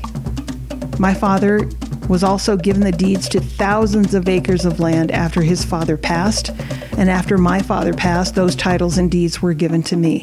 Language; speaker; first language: English; early bilingual, other home language; Samoan